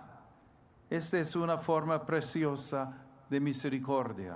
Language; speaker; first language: Spanish; non-native, fluent; English